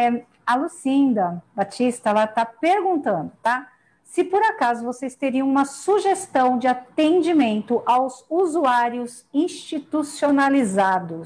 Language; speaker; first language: Portuguese; native; Portuguese